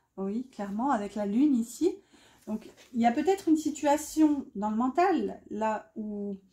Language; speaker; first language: French; native; French